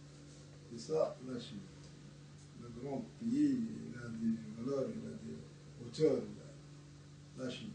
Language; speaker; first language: French; non-native, learner; Arabic